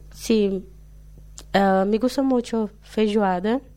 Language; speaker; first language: Spanish; non-native, learner; Portuguese